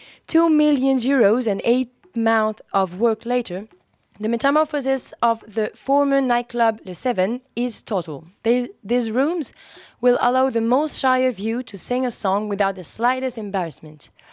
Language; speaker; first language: English; non-native, fluent; French